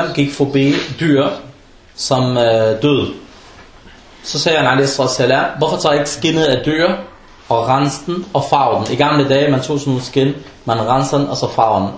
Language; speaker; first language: Danish; non-native, fluent; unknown